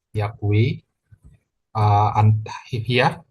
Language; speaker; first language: Arabic; non-native, fluent; Indonesian